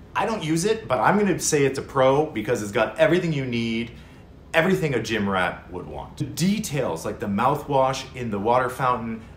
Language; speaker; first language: English; native; English